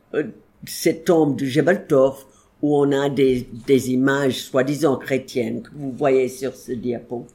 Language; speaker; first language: French; non-native, fluent; English